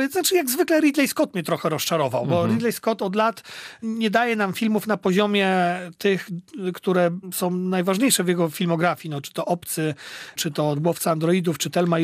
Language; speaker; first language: Polish; native; Polish